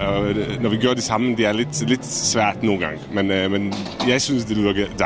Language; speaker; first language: Danish; non-native, fluent; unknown